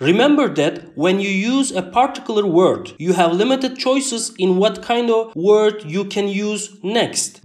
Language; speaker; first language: English; non-native, fluent; Turkish